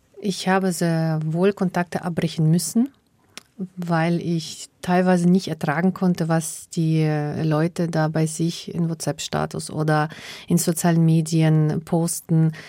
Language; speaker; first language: German; early bilingual, other home language; Russian